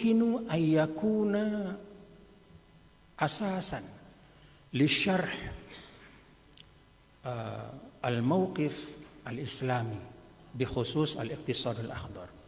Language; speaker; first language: Arabic; non-native, fluent; Indonesian